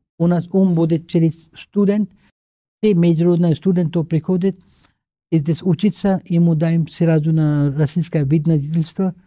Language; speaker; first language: Russian; non-native, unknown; Hindi